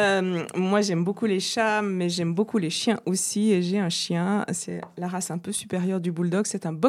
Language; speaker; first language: French; native; French